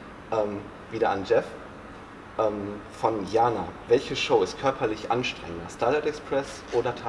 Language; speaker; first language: German; native; German